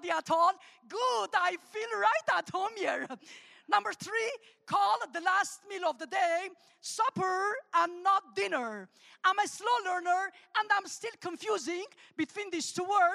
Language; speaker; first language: English; non-native, fluent; Armenian